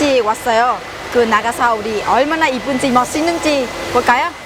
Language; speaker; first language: Korean; non-native, learner; Vietnamese